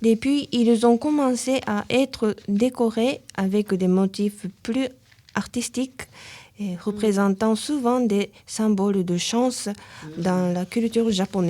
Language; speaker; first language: French; non-native, learner; Japanese